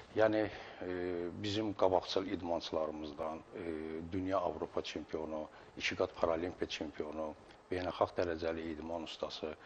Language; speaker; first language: Azerbaijani; native; Azerbaijani